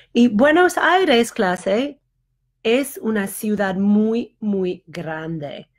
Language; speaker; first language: Spanish; non-native, fluent; English